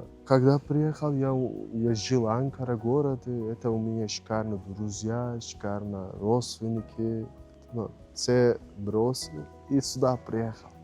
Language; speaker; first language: Russian; non-native, learner; Turkish